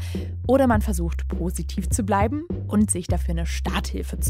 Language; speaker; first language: German; native; German